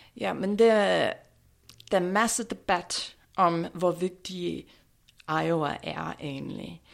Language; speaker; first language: Danish; non-native, fluent; English